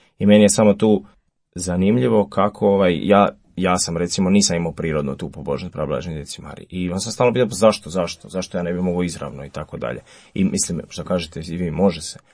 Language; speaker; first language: Croatian; native; Croatian